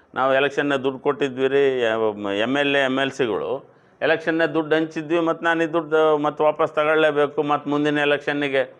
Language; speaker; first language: Kannada; native; Kannada